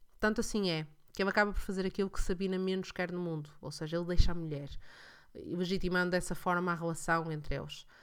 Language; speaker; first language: Portuguese; native; Portuguese